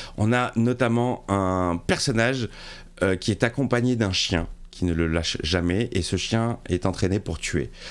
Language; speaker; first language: French; native; French